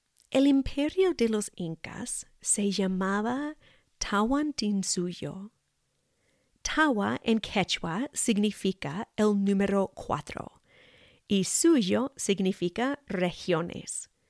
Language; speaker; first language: Spanish; non-native, fluent; English